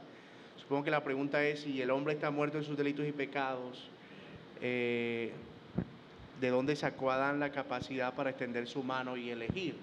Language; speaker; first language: Spanish; native; Spanish